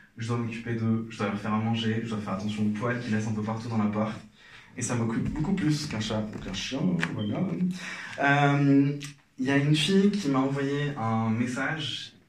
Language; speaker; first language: French; non-native, local second language; Arabic